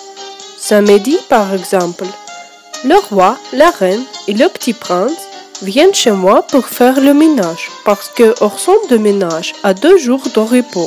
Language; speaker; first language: French; non-native, learner; Russian